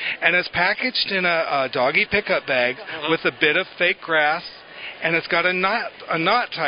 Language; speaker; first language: English; native; English